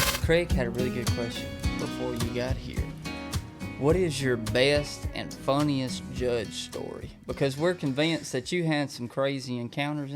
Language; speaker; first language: English; native; English